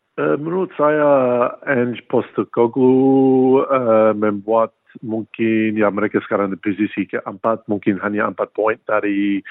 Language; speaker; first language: Indonesian; non-native, fluent; English